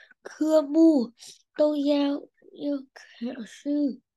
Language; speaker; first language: Chinese; non-native, learner; Vietnamese